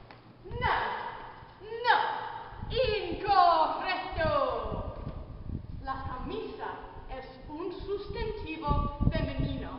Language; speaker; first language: Spanish; non-native, learner; English